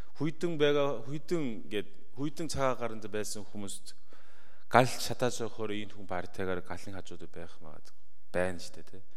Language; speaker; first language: Mongolian; non-native, fluent; Korean